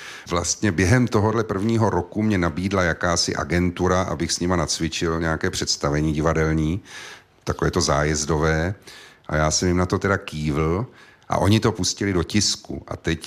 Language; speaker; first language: Czech; native; Czech